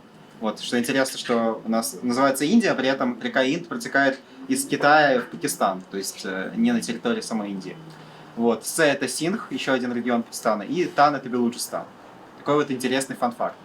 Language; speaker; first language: Russian; native; Russian